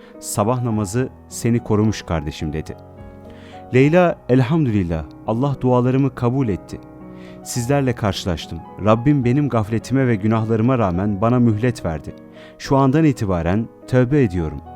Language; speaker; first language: Turkish; native; Turkish